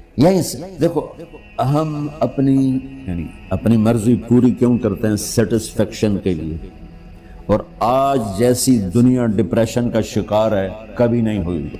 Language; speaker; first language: Urdu; non-native, local second language; Punjabi